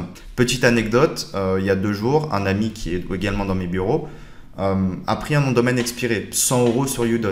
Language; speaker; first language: French; native; French